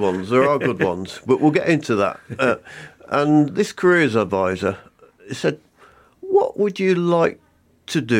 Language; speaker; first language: English; native; English